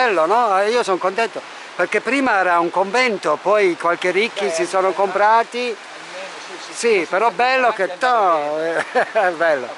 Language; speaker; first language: Italian; non-native, fluent; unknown